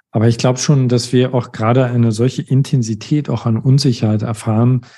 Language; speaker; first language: German; native; German